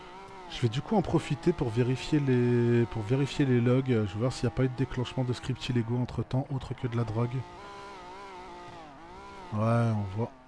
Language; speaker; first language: French; native; French